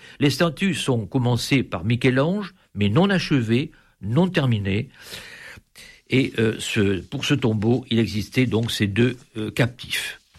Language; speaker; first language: French; native; French